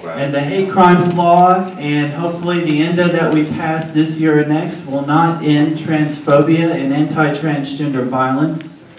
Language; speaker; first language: English; native; English